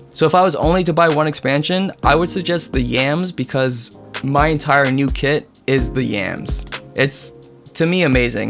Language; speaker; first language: English; native; English